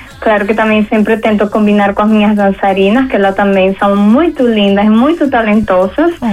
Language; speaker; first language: Portuguese; early bilingual, heritage; Portuguese